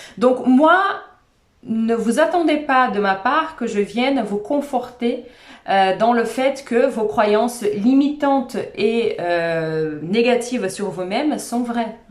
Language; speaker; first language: French; non-native, fluent; Portuguese